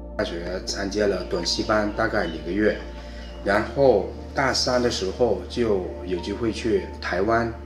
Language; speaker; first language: Chinese; non-native, fluent; Thai